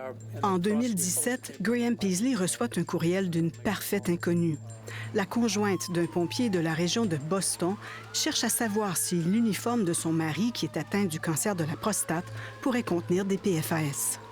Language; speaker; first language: French; native; French